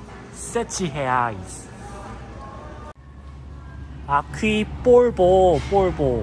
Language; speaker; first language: Portuguese; non-native, learner; Korean